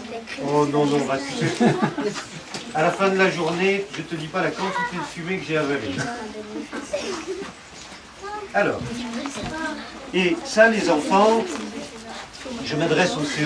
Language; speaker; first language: French; native; French